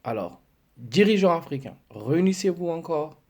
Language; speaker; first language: French; non-native, local second language; Wolof